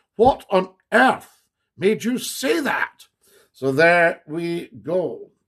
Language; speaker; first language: English; native; English